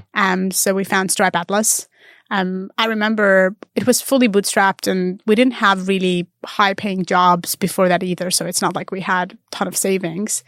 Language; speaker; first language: English; non-native, fluent; Armenian